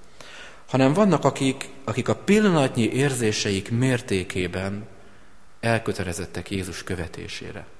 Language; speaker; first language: Hungarian; native; Hungarian